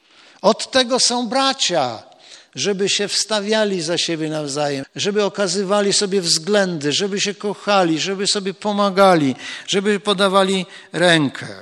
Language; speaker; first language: Polish; native; Polish